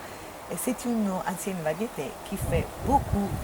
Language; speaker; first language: French; non-native, fluent; Italian